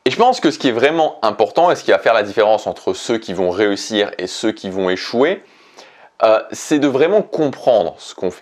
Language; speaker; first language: French; native; French